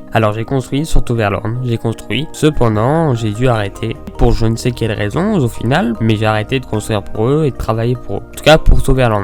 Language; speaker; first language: French; native; French